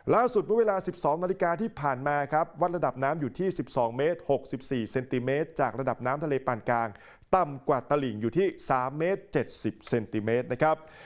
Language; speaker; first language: Thai; native; Thai